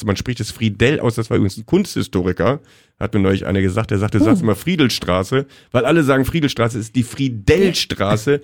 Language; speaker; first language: German; native; German